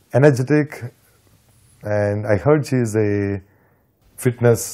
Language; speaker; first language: English; non-native, local second language; Telugu